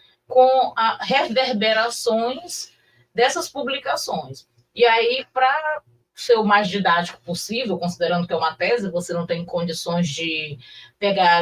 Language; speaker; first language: Portuguese; native; Portuguese